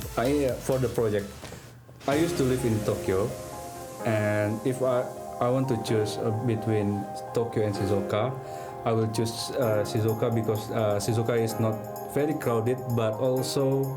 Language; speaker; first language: English; non-native, learner; Indonesian